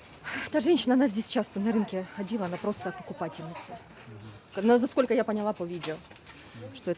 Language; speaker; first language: Russian; native; Russian